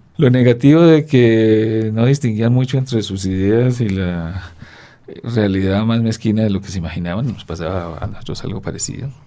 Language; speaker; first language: Spanish; native; Spanish